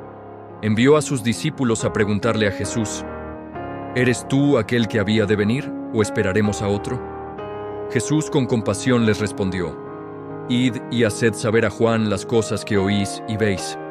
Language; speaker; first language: Spanish; native; Spanish